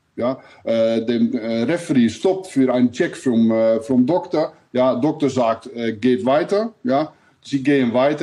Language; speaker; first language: German; non-native, learner; Dutch